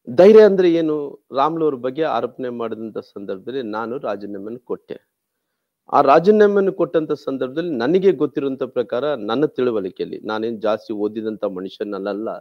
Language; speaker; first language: Kannada; non-native, local second language; Telugu